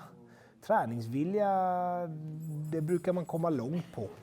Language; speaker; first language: Swedish; native; Swedish